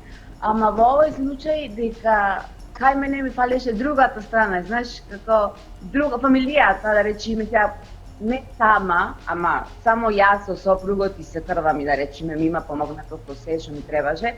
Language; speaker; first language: Macedonian; non-native, fluent; Spanish